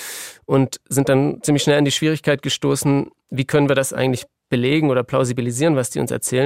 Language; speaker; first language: German; native; German